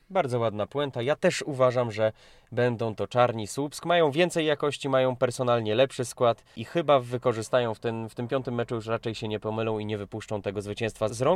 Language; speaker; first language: Polish; native; Polish